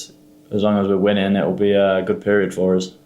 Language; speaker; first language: English; native; English